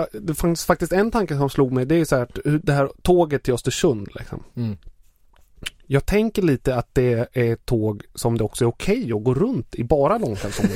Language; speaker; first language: Swedish; native; Swedish